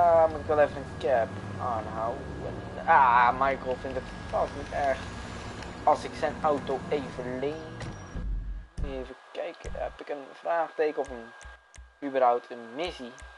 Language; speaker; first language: Dutch; early bilingual, other home language; Bosnian